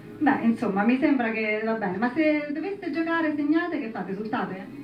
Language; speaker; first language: Italian; native; Italian